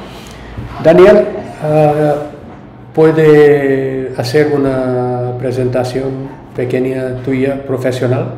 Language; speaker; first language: Spanish; non-native, learner; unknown